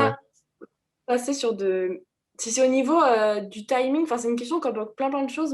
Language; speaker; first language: French; native; French